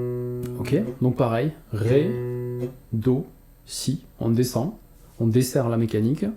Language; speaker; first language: French; native; French